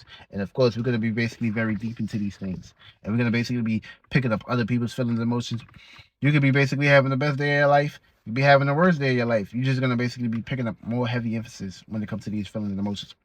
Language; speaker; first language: English; native; English